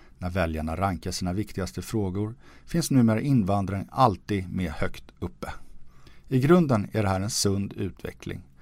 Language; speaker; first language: Swedish; native; Swedish